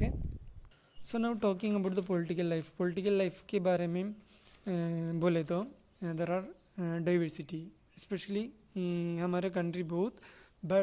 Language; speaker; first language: Hindi; non-native, local second language; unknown